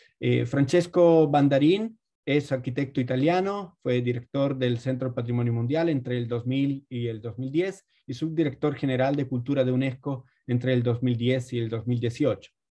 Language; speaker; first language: Spanish; native; Spanish